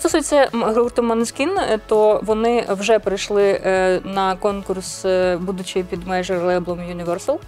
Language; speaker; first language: Ukrainian; native; Ukrainian